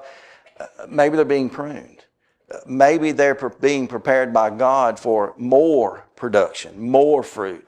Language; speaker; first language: English; native; English